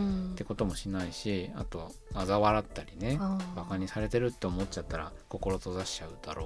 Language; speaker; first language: Japanese; native; Japanese